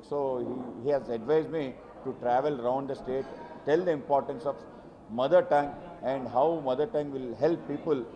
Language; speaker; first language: English; non-native, local second language; Telugu